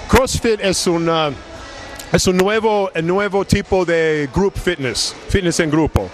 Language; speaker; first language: Spanish; non-native, learner; English